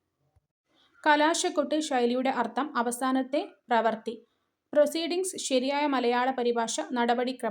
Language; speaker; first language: Malayalam; native; Malayalam